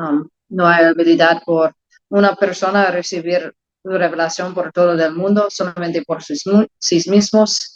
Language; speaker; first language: Spanish; non-native, learner; English